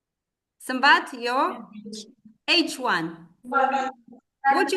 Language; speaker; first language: English; non-native, fluent; Kazakh